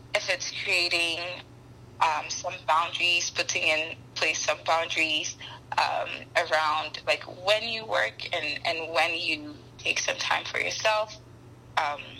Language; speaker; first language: English; non-native, local second language; Akan